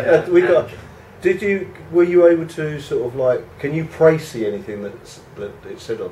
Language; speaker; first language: English; native; English